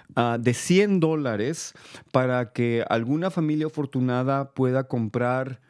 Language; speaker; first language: Spanish; native; Spanish